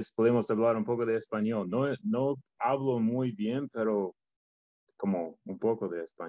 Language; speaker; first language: Spanish; non-native, learner; English